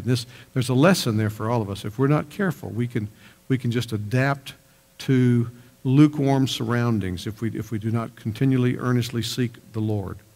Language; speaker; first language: English; native; English